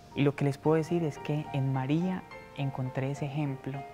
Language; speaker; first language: Spanish; native; Spanish